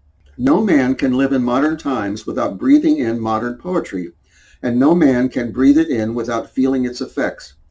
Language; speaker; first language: English; native; English